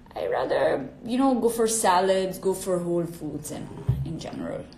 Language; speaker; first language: English; non-native, fluent; Italian